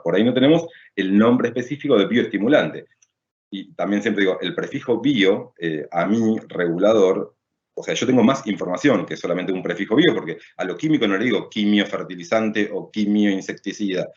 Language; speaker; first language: Spanish; native; Spanish